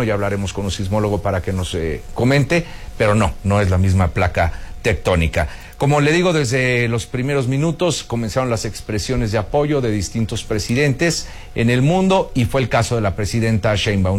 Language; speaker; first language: Spanish; native; Spanish